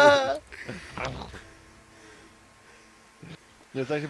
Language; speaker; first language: German; native; German